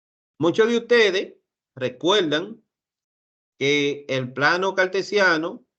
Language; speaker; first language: Spanish; native; Spanish